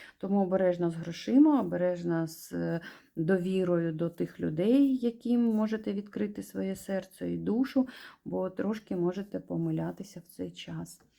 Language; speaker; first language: Ukrainian; non-native, local second language; Russian